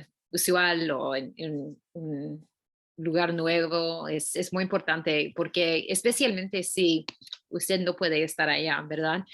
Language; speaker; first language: Spanish; non-native, learner; English